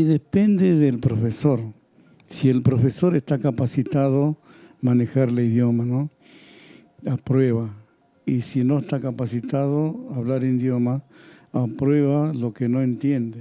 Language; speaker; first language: Spanish; non-native, local second language; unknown